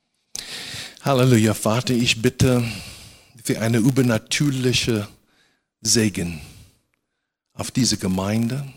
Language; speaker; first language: German; non-native, fluent; English